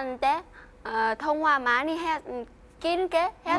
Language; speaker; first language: Korean; non-native, learner; Vietnamese